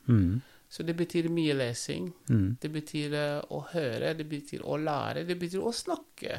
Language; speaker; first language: Norwegian; non-native, fluent; Wolof